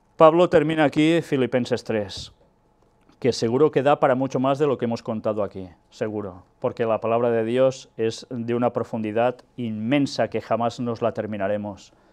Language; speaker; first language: Spanish; non-native, local second language; Catalan